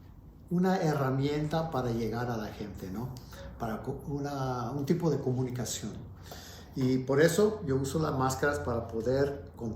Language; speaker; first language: Spanish; early bilingual, heritage; Spanish